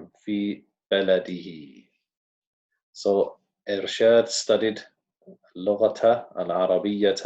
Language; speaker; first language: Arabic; non-native, fluent; English